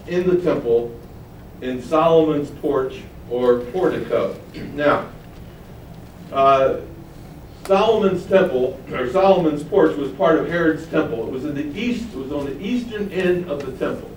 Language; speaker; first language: English; native; English